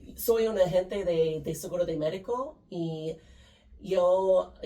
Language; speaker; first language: Spanish; non-native, learner; English